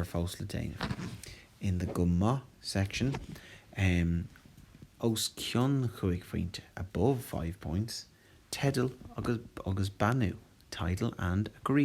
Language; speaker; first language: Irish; non-native, local second language; English